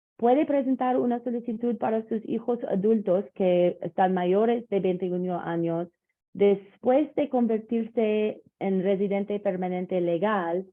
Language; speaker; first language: Spanish; non-native, learner; English